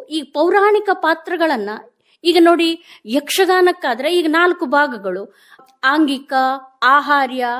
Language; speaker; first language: Kannada; native; Kannada